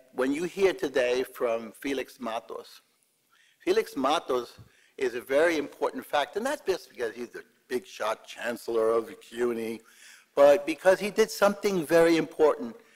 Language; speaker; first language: English; early bilingual, other home language; Spanish